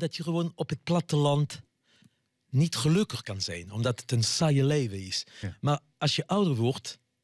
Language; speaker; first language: Dutch; non-native, fluent; French